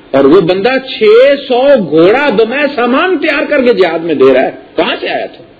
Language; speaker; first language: Urdu; non-native, local second language; Punjabi